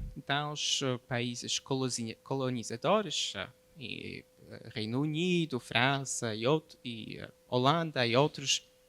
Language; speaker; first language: Portuguese; non-native, fluent; Polish